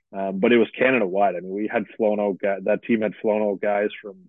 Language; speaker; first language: English; native; English